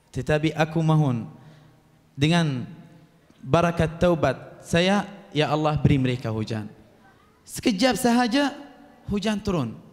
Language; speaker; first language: Malay; non-native, fluent; Arabic